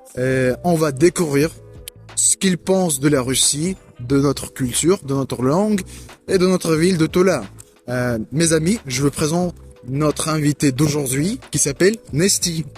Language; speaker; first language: French; non-native, fluent; Russian